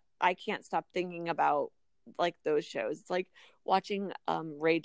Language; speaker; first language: English; native; English